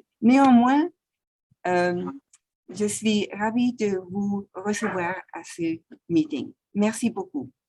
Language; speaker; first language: French; non-native, fluent; Swiss German